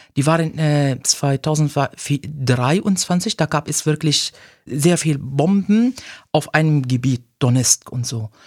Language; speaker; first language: German; non-native, fluent; Arabic